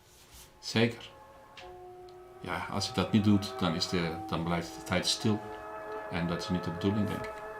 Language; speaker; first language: Dutch; non-native, fluent; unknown